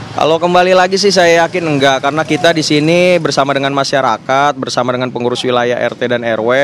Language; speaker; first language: Indonesian; native; Indonesian